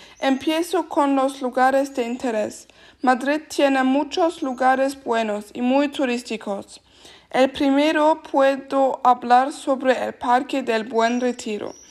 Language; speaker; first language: Spanish; non-native, learner; German